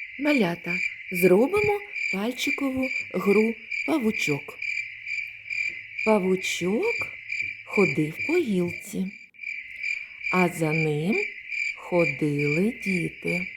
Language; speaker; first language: Ukrainian; native; Ukrainian